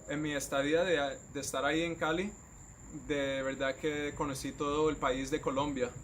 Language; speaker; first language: Spanish; native; Spanish